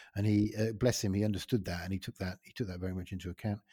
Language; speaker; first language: English; native; English